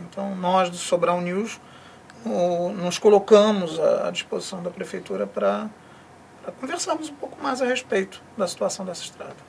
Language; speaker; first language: Portuguese; native; Portuguese